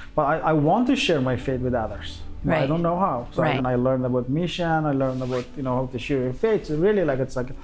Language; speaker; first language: English; non-native, fluent; Persian